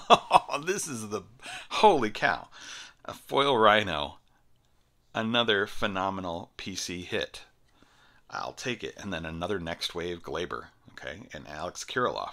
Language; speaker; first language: English; native; English